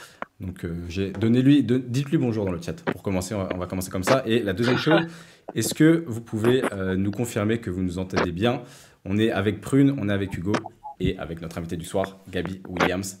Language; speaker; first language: French; native; French